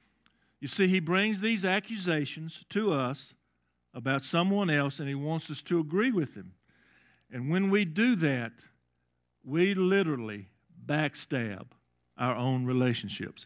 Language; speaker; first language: English; native; English